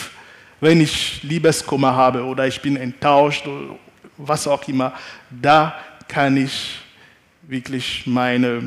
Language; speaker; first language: German; non-native, fluent; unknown